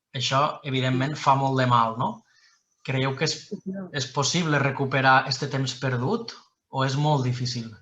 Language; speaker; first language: Catalan; native; Catalan